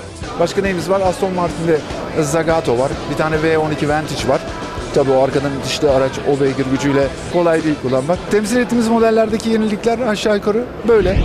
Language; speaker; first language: Turkish; native; Turkish